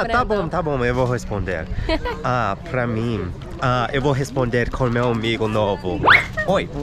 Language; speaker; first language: Portuguese; non-native, learner; English